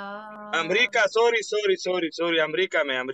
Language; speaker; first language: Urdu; non-native, local second language; Pashto